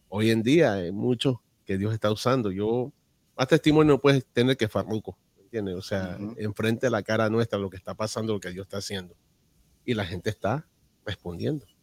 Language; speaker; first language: Spanish; native; Spanish